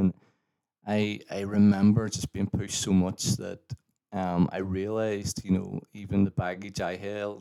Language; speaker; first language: English; native; English